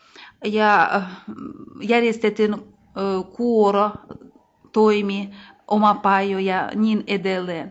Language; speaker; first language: Finnish; non-native, fluent; Russian